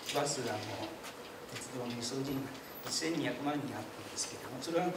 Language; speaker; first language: Japanese; native; Japanese